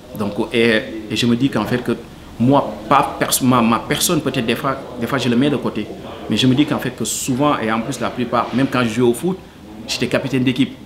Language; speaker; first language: French; non-native, local second language; Wolof